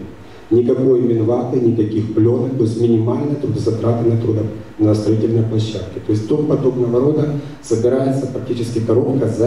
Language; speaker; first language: Russian; native; Russian